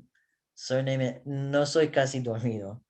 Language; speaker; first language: Spanish; non-native, learner; English